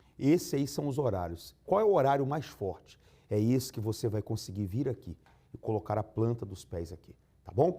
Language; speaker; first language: Portuguese; native; Portuguese